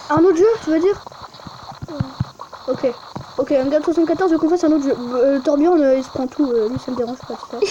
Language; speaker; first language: French; native; French